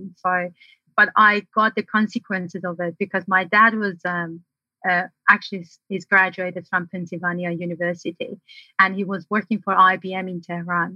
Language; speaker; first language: English; non-native, fluent; Persian